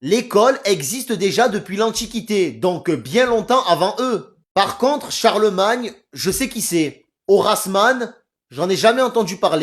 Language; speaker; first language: French; native; French